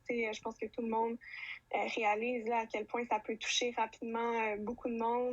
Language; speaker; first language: French; native; French